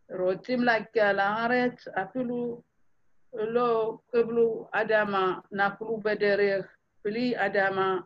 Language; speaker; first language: Hebrew; non-native, fluent; Amharic